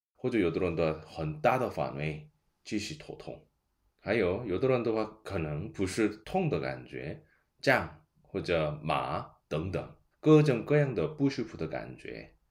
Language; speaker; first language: Chinese; non-native, fluent; Korean